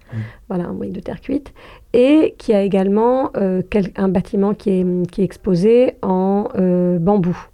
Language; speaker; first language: French; non-native, local second language; Arabic